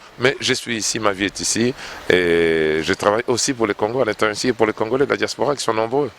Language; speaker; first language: French; non-native, local second language; Luba-Lulua